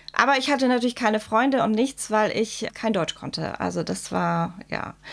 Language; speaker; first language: German; early bilingual, other home language; Czech